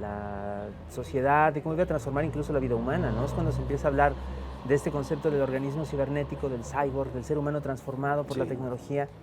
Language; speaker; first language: Spanish; native; Spanish